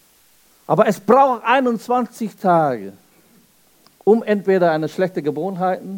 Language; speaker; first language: German; non-native, fluent; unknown